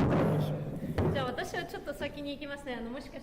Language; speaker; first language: Japanese; non-native, fluent; Russian